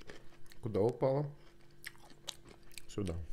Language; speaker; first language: Russian; non-native, local second language; Azerbaijani